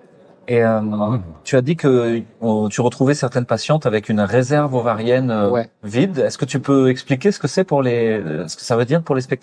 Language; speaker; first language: French; native; French